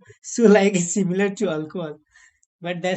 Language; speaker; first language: English; non-native, learner; Nepali